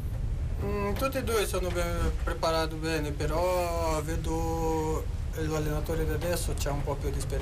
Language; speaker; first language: Italian; non-native, fluent; Portuguese